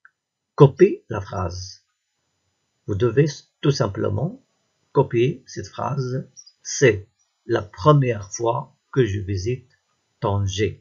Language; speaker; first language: French; non-native, local second language; Arabic